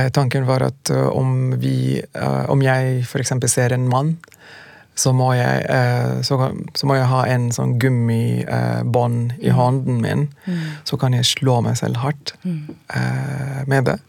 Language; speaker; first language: Norwegian; non-native, fluent; Arabic